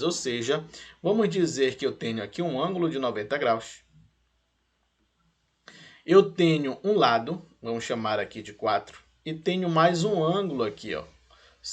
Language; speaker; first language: Portuguese; native; Portuguese